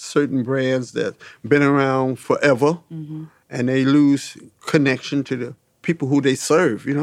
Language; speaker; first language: English; native; English